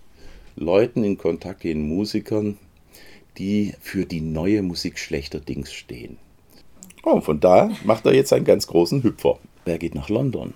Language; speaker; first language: German; native; German